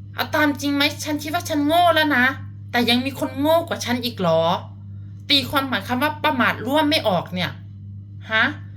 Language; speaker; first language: Thai; non-native, fluent; Lao